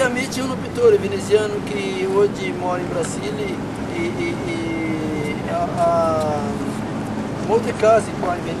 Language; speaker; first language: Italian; non-native, learner; Portuguese